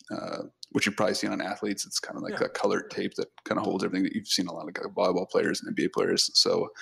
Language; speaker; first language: English; native; English